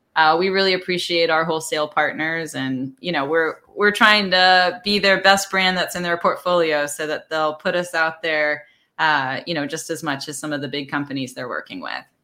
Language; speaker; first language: English; early bilingual, other home language; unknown